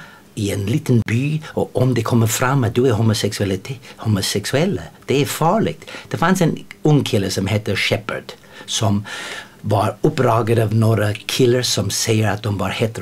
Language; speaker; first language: Swedish; non-native, fluent; English